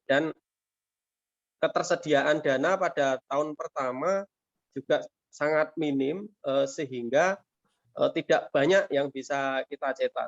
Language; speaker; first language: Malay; non-native, local second language; Javanese